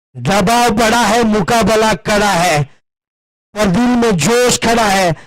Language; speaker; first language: Hindi; non-native, local second language; Marathi